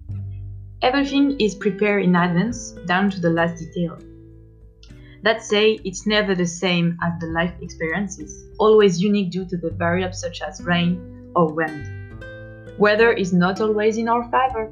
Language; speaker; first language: English; non-native, fluent; French